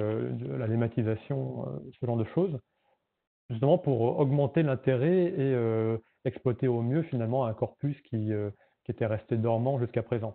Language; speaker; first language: French; native; French